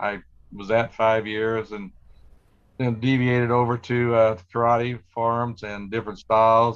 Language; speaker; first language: English; native; English